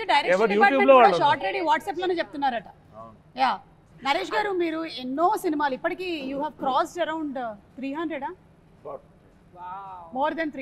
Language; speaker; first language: Telugu; native; Telugu